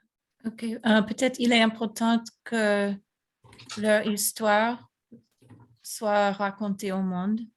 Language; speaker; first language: French; non-native, fluent; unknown